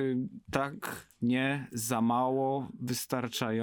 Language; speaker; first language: Polish; native; Polish